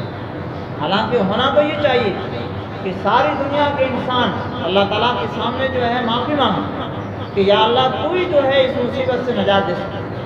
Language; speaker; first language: Urdu; native; Urdu